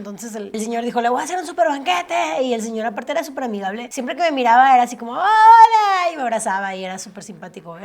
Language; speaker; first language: Spanish; native; Spanish